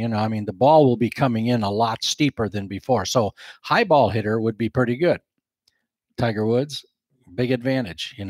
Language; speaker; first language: English; native; English